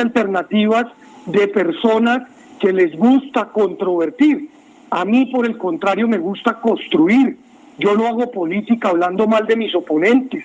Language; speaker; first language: Spanish; native; Spanish